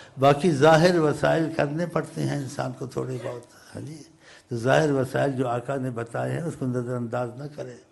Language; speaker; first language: Urdu; non-native, local second language; Saraiki